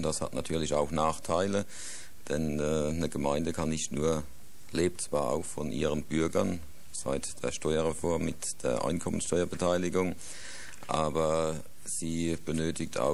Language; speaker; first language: German; native; German